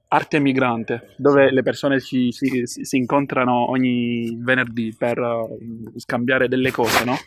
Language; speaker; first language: Italian; non-native, fluent; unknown